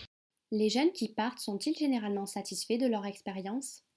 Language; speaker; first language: French; native; French